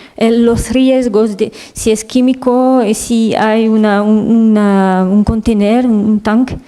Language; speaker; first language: Spanish; non-native, learner; French